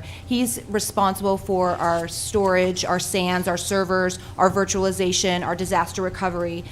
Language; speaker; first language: English; native; English